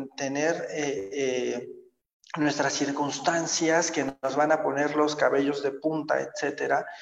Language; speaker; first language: Spanish; native; Spanish